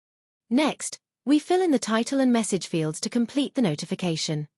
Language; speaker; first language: English; non-native, fluent; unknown